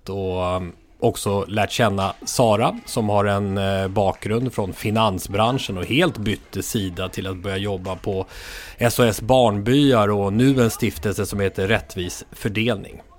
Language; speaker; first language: Swedish; native; Swedish